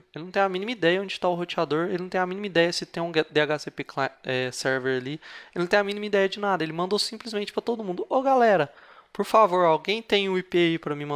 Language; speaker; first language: Portuguese; native; Portuguese